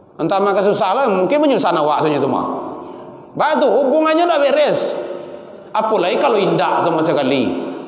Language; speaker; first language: Malay; non-native, local second language; Minangkabau